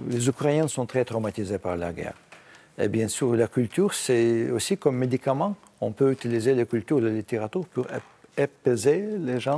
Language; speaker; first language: French; non-native, fluent; Russian